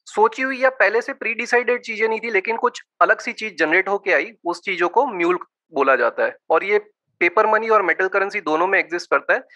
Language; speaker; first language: Hindi; non-native, local second language; Gujarati